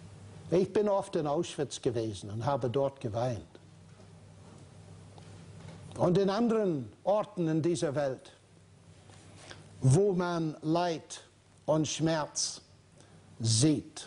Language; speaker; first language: German; non-native, fluent; English